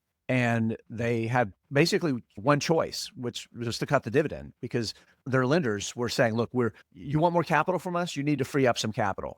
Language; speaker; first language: English; native; English